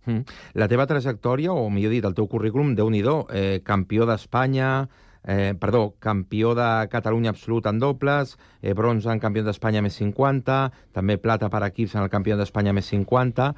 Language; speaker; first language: Catalan; native; Catalan